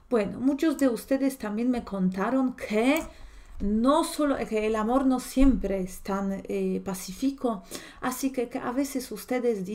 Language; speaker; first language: Spanish; non-native, fluent; Polish